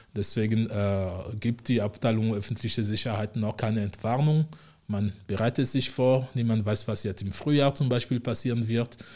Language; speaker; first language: German; non-native, fluent; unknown